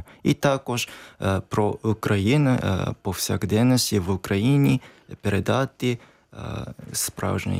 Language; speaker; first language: Ukrainian; non-native, learner; Japanese